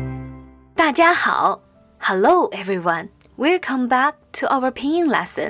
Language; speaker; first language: English; non-native, fluent; Chinese